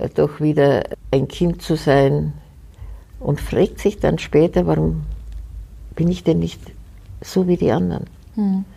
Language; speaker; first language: German; native; German